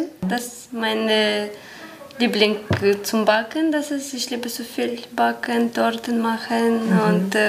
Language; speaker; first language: German; non-native, learner; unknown